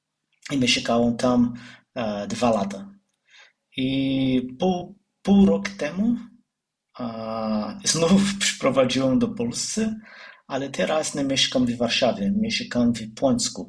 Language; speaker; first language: Polish; non-native, learner; Portuguese